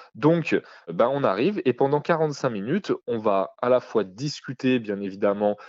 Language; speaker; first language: French; native; French